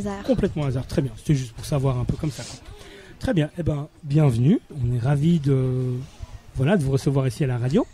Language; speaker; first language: French; native; French